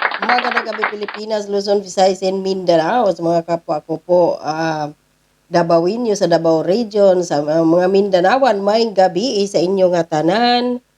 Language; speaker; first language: Filipino; non-native, local second language; Cebuano